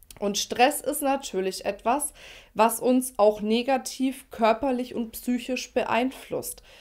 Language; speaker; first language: German; native; German